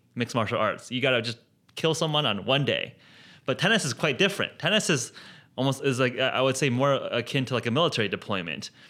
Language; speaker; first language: English; native; English